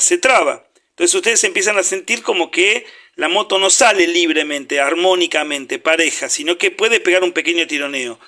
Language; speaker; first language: Spanish; native; Spanish